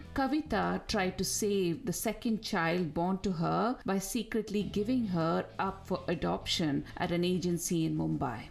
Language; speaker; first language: English; non-native, local second language; Tamil